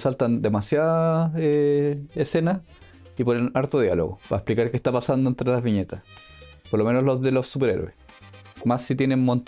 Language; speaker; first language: Spanish; native; Spanish